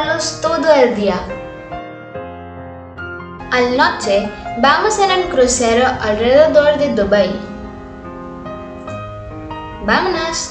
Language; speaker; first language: Spanish; non-native, learner; Hindi